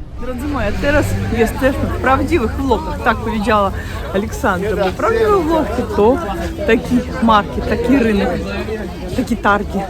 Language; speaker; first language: Polish; non-native, learner; Russian